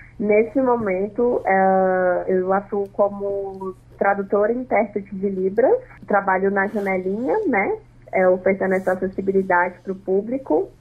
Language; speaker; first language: Portuguese; non-native, local second language; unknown